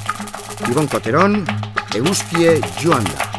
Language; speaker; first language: Basque; native; Basque